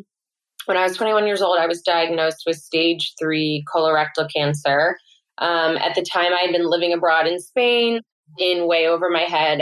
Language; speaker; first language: English; native; English